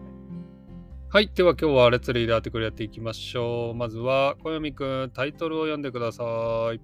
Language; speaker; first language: Japanese; native; Japanese